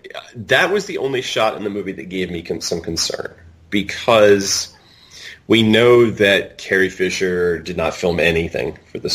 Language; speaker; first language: English; native; English